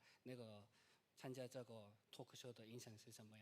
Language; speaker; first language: Chinese; non-native, learner; Korean